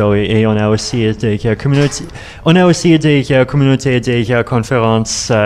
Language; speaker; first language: French; non-native, learner; Russian